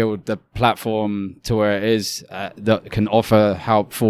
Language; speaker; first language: English; native; English